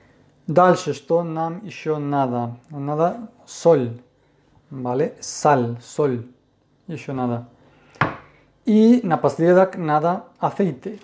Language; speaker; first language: Russian; non-native, fluent; Spanish